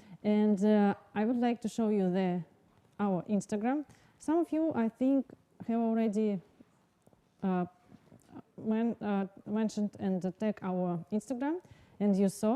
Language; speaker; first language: English; non-native, learner; Russian